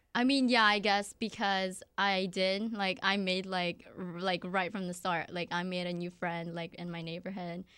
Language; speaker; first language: English; early bilingual, other home language; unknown